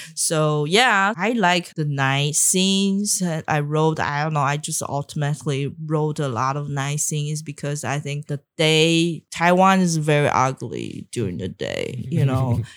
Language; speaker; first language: English; non-native, fluent; Chinese